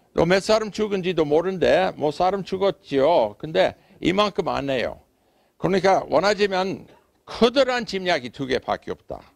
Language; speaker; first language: Korean; non-native, fluent; English